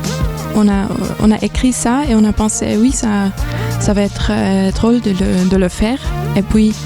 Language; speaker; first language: French; non-native, fluent; German